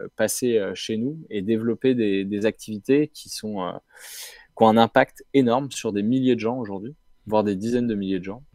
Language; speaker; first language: French; native; French